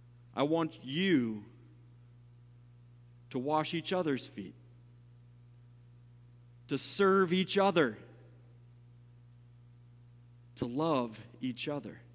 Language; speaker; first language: English; native; English